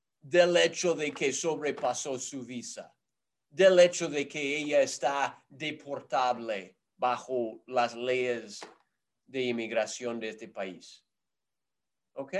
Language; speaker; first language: Spanish; non-native, fluent; English